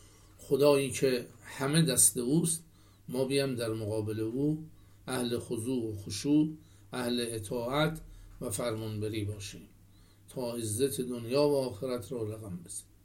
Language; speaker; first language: Persian; native; Persian